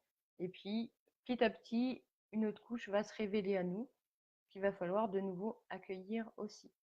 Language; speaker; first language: French; native; French